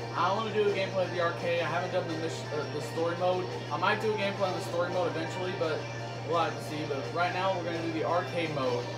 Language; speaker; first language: English; native; English